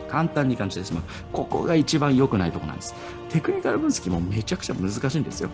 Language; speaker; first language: Japanese; native; Japanese